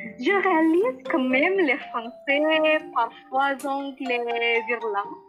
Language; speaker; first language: French; non-native, learner; Indonesian